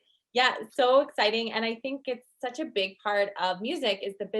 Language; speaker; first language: English; native; English